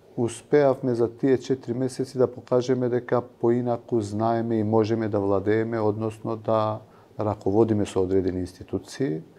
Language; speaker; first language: Macedonian; non-native, local second language; Albanian